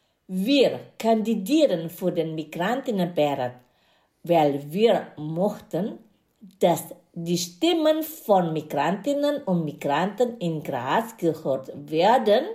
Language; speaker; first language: German; non-native, fluent; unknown